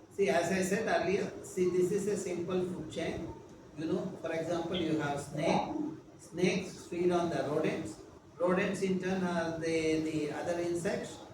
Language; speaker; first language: English; non-native, local second language; Kannada